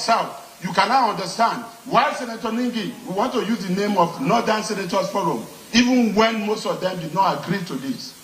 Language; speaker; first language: English; non-native, local second language; Yoruba